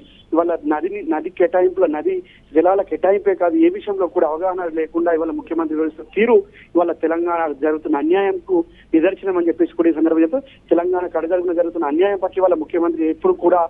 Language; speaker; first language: Telugu; native; Telugu